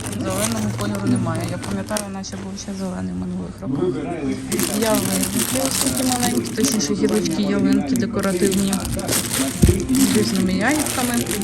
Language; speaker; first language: Ukrainian; non-native, local second language; Russian